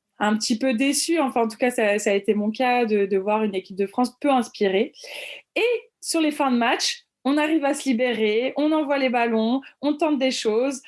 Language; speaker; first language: French; native; French